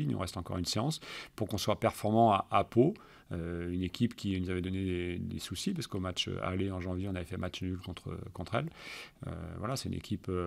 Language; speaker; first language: French; native; French